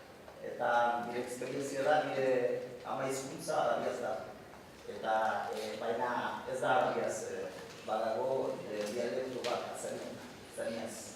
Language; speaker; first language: Basque; non-native, learner; Arabic